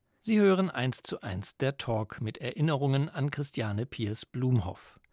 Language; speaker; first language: German; native; German